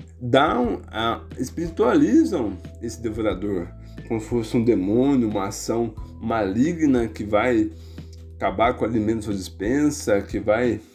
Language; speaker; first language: Portuguese; native; Portuguese